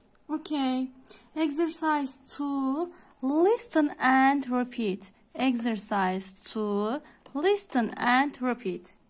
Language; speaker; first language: English; non-native, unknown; Turkish